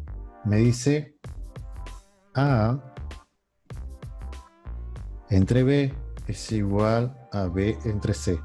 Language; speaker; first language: Spanish; native; Spanish